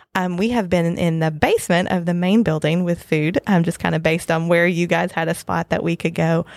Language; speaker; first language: English; native; English